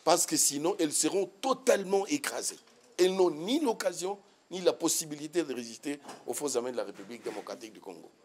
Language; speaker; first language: French; non-native, local second language; Swahili